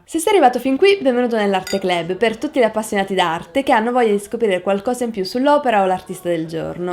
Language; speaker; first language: Italian; native; Italian